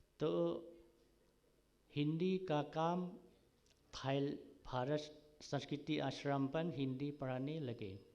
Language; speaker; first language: Hindi; non-native, learner; Thai